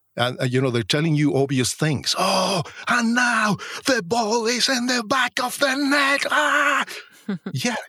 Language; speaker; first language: English; non-native, fluent; Spanish